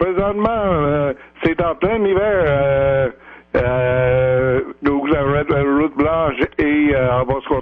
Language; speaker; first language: French; native; French